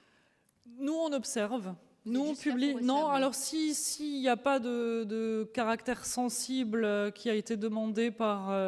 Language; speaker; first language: French; native; French